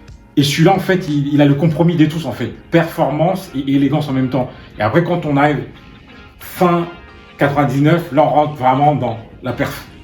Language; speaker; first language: French; native; French